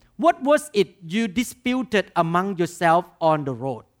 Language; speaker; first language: English; non-native, fluent; Thai